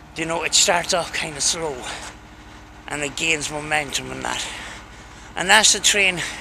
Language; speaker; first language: English; native; English